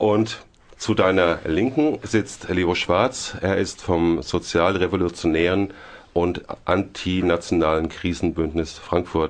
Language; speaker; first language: German; native; German